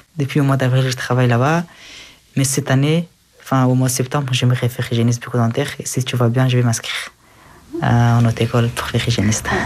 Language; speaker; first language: French; early bilingual, other home language; Persian